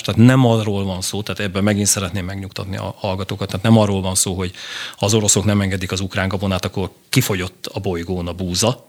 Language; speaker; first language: Hungarian; native; Hungarian